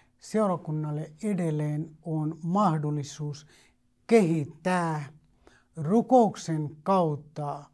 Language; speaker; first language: Finnish; non-native, fluent; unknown